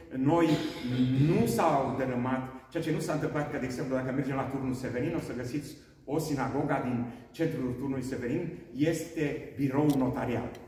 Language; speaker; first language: Romanian; non-native, local second language; Hungarian